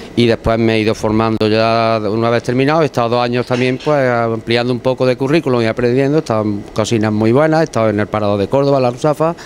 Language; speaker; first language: Spanish; native; Spanish